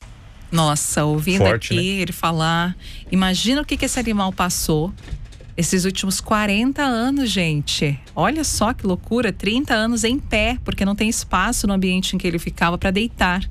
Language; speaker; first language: Portuguese; native; Portuguese